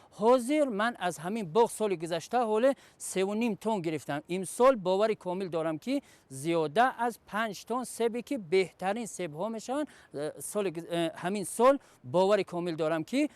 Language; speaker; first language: Tajik; non-native, local second language; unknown